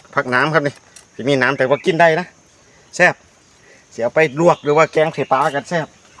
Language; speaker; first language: Thai; native; Thai